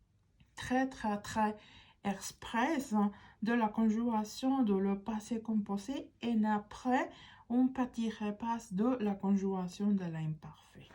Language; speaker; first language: French; non-native, fluent; Spanish